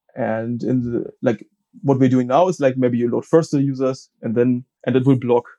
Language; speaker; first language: English; non-native, fluent; German